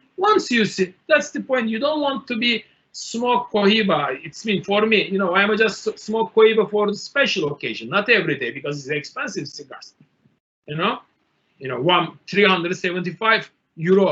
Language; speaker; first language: English; non-native, learner; Turkish